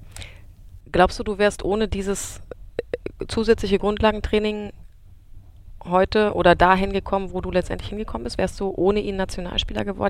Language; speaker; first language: German; native; German